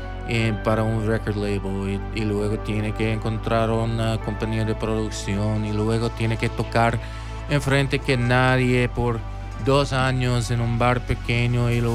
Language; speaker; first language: Spanish; early bilingual, heritage; English